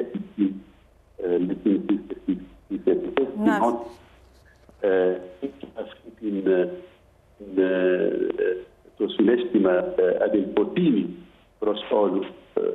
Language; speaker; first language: Greek; non-native, fluent; Arabic